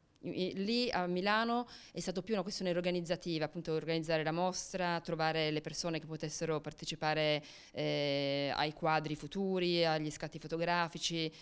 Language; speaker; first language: Italian; native; Italian